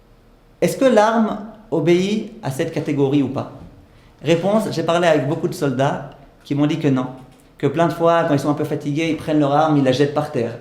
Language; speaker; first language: French; native; French